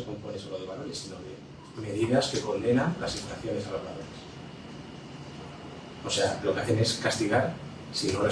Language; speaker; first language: Spanish; native; Spanish